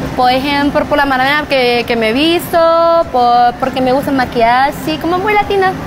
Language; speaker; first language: Spanish; non-native, fluent; Chinese